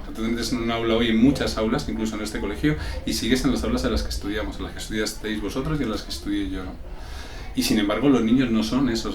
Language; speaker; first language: Spanish; native; Spanish